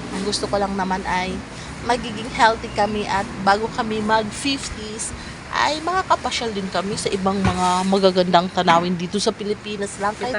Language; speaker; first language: Filipino; non-native, local second language; Cebuano